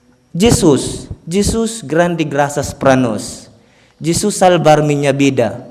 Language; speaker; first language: Portuguese; non-native, learner; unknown